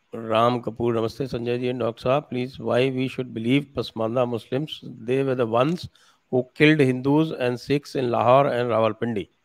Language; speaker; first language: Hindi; native; Hindi